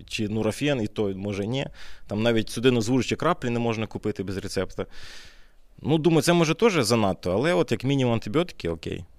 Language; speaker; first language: Ukrainian; native; Ukrainian